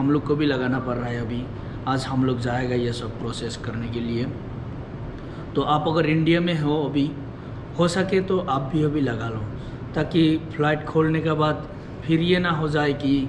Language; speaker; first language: Hindi; non-native, local second language; Bangla